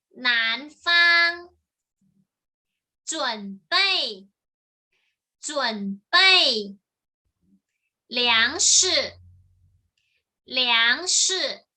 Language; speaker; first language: Chinese; non-native, fluent; Thai